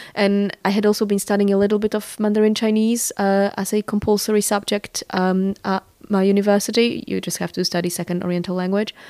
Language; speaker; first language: English; non-native, fluent; Polish